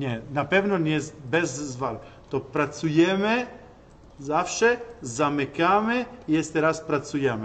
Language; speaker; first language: Polish; non-native, learner; Italian